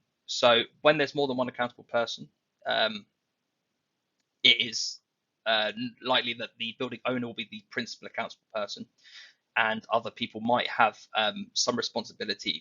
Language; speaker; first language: English; native; English